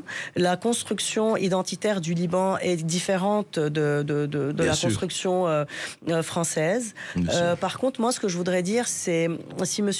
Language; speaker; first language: French; non-native, local second language; Arabic